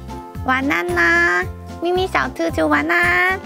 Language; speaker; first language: Chinese; non-native, fluent; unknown